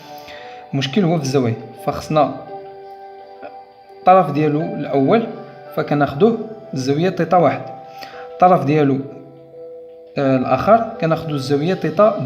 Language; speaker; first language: Arabic; native; Arabic